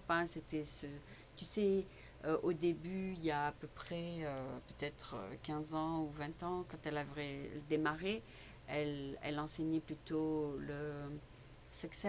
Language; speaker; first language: French; native; French